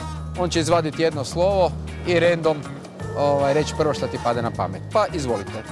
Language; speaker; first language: Croatian; native; Croatian